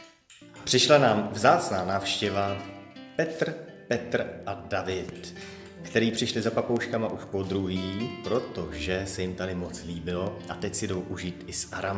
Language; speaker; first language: Czech; native; Czech